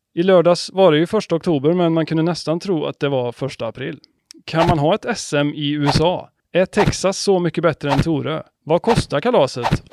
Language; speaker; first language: Swedish; native; Swedish